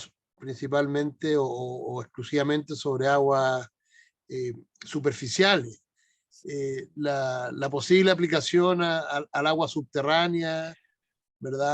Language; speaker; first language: Spanish; native; Spanish